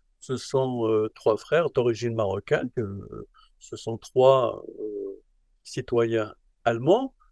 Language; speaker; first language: French; non-native, local second language; Arabic